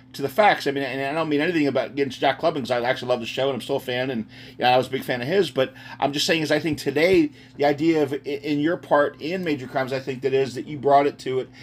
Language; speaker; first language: English; native; English